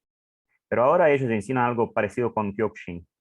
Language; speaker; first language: Spanish; non-native, learner; English